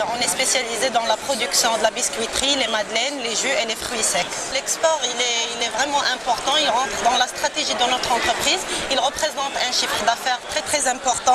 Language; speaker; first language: French; non-native, local second language; Arabic